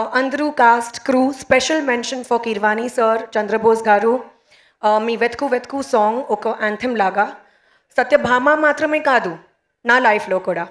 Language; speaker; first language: Telugu; non-native, local second language; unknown